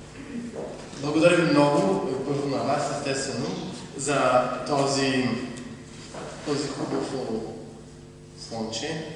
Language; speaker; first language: Bulgarian; non-native, fluent; French